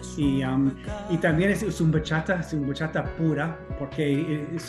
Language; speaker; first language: Spanish; non-native, fluent; English